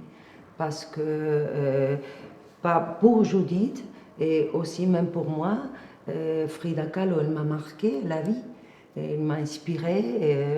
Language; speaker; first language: French; non-native, fluent; Spanish